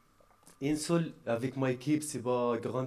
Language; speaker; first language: French; non-native, learner; Arabic